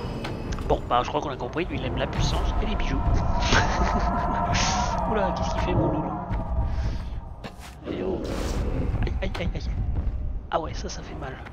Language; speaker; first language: French; native; French